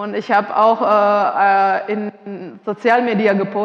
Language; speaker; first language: German; non-native, fluent; Indonesian